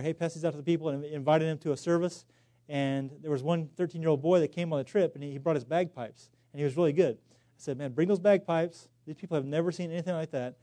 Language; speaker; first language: English; native; English